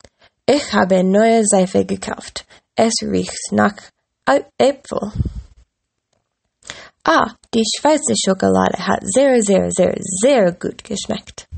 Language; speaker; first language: German; non-native, learner; English